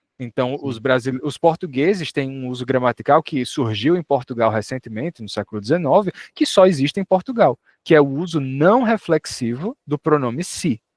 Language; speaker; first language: Portuguese; native; Portuguese